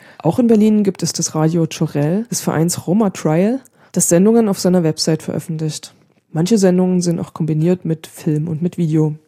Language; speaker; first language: German; native; German